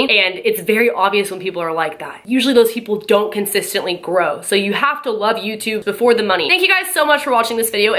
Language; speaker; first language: English; native; English